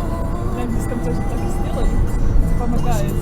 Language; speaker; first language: Russian; non-native, learner; German